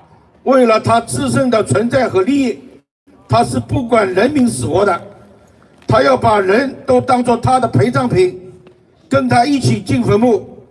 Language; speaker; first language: Chinese; native; Chinese